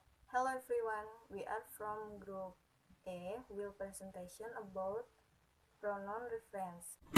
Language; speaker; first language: English; non-native, learner; Indonesian